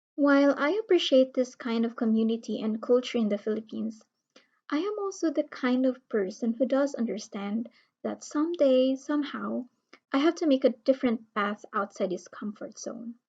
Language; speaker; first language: English; non-native, local second language; Filipino